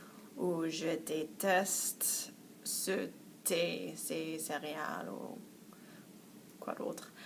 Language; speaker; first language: French; non-native, fluent; English